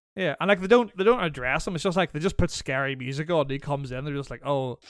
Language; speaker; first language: English; native; English